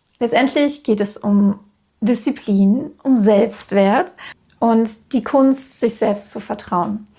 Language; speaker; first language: German; native; German